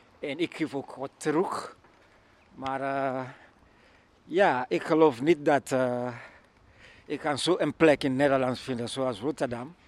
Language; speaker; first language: Dutch; non-native, learner; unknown